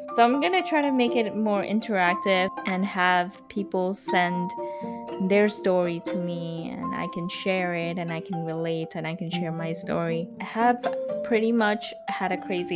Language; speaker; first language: English; early bilingual, other home language; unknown